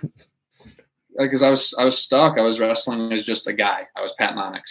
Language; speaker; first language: English; native; English